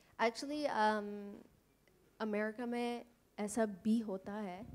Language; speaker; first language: Hindi; non-native, learner; English